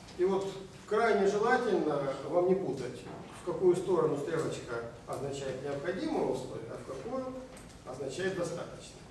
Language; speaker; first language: Russian; native; Russian